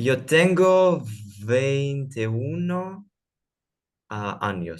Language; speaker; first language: Spanish; non-native, learner; Russian